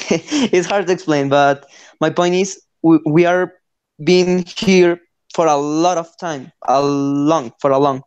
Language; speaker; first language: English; non-native, learner; Spanish